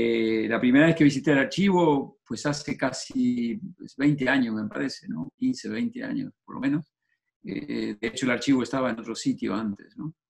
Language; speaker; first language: Spanish; native; Spanish